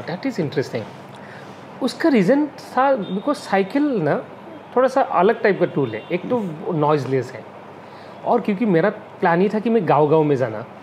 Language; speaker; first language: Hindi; non-native, local second language; Assamese